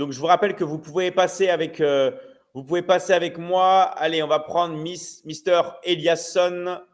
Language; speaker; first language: French; native; French